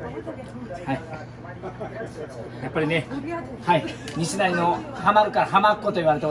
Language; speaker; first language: Japanese; native; Japanese